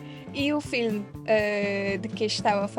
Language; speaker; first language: Portuguese; non-native, learner; Hindi